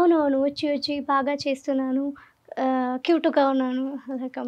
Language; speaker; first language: Telugu; non-native, learner; Malayalam